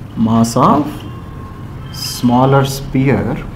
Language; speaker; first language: English; non-native, local second language; Telugu